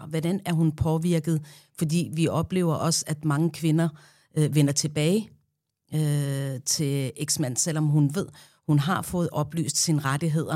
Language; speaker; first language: Danish; non-native, fluent; Arabic